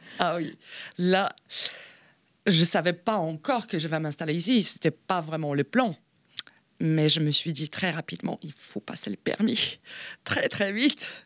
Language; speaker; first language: French; non-native, fluent; Polish